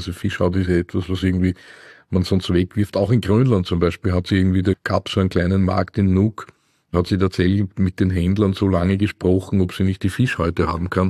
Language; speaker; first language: German; native; German